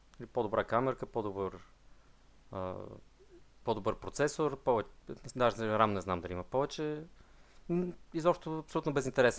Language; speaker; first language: Bulgarian; native; Bulgarian